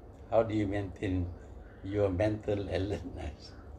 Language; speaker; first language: English; non-native, local second language; Malay